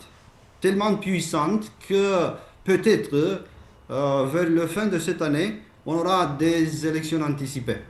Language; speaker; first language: French; non-native, fluent; Romanian